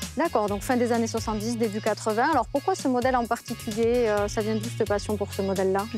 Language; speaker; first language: French; native; French